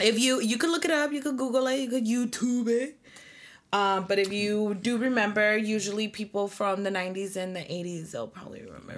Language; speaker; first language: English; early bilingual, other home language; Spanish